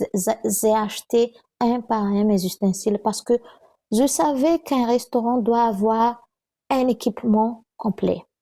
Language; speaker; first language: French; non-native, local second language; Malagasy